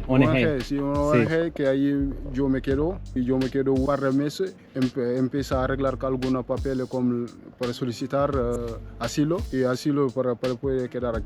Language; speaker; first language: Spanish; non-native, fluent; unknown